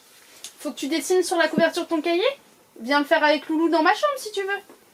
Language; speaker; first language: French; native; French